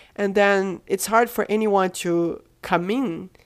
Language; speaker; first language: English; non-native, fluent; Portuguese